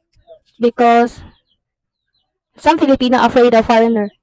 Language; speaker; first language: English; non-native, learner; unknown